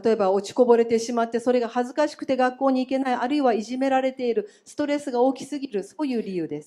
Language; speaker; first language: Japanese; native; Japanese